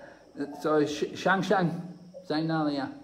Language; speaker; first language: Chinese; non-native, fluent; English